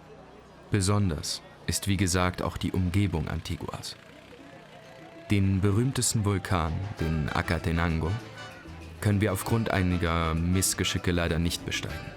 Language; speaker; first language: German; native; German